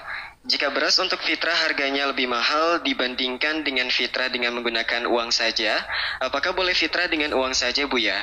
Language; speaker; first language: Indonesian; native; Indonesian